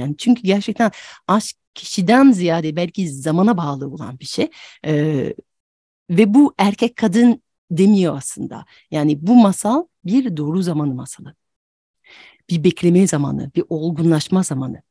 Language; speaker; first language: Turkish; non-native, fluent; French